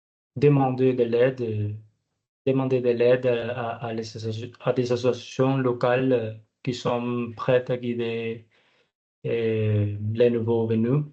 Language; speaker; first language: French; non-native, learner; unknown